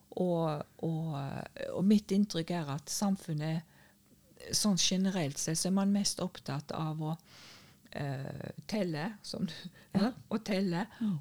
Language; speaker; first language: Norwegian; native; Norwegian